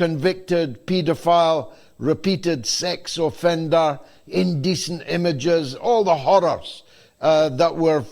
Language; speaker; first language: English; native; English